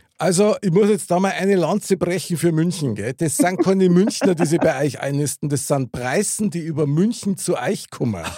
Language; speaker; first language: German; native; German